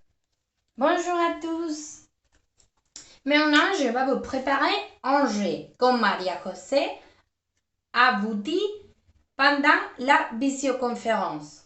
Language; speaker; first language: French; non-native, fluent; Spanish